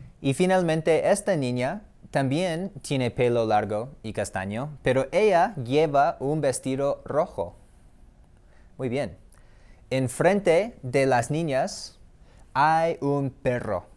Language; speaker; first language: Spanish; non-native, fluent; English